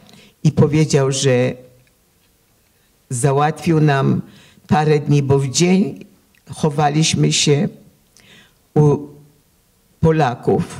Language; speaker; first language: Polish; early bilingual, heritage; Polish